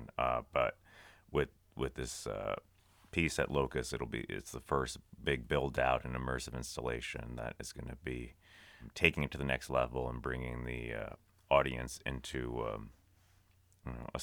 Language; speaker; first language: English; native; English